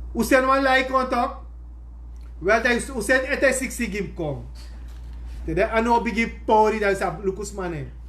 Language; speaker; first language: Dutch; native; Dutch